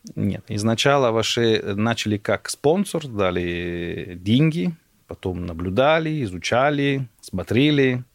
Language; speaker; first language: Russian; non-native, fluent; Italian